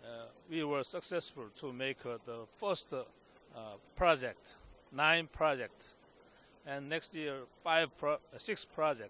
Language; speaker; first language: English; non-native, fluent; Korean